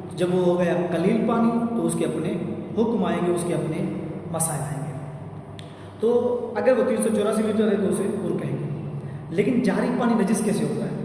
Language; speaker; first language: Urdu; non-native, local second language; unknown